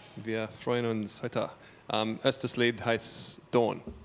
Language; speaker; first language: German; non-native, learner; English